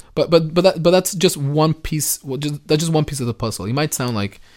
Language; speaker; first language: English; early bilingual, other home language; Spanish